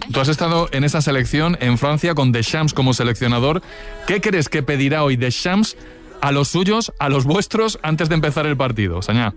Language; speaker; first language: Spanish; native; Spanish